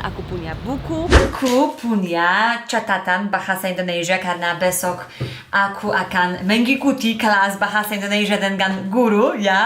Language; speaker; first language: Indonesian; non-native, fluent; Polish